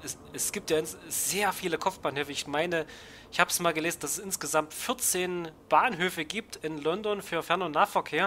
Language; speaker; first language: German; native; German